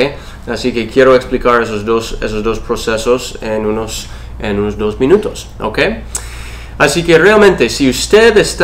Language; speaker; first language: Spanish; non-native, fluent; English